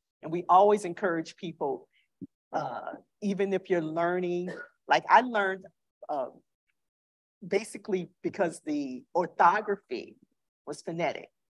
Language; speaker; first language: English; native; English